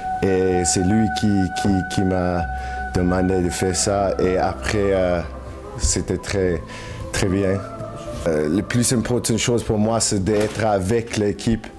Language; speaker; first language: French; non-native, learner; English